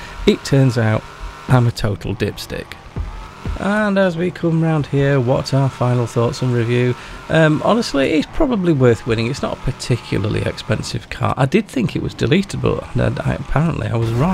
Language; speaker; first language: English; native; English